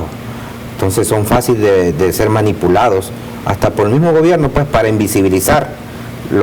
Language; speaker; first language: Spanish; native; Spanish